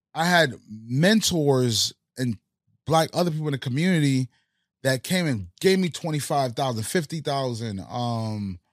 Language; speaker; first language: English; early bilingual, other home language; Haitian Creole